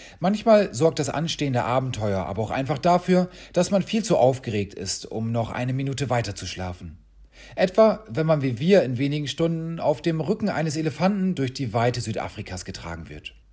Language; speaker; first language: German; native; German